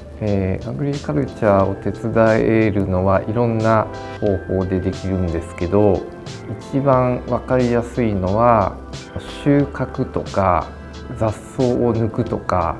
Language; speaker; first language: Japanese; native; Japanese